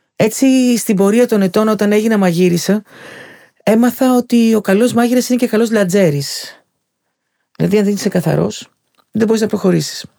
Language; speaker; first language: Greek; native; Greek